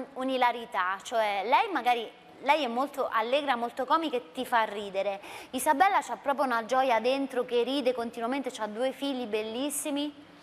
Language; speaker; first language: Italian; native; Italian